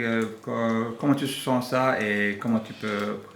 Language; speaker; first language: French; non-native, learner; English